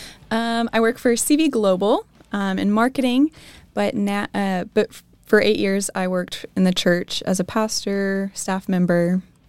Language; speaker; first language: English; native; English